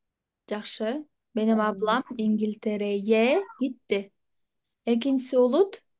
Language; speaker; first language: Turkish; non-native, fluent; Kyrgyz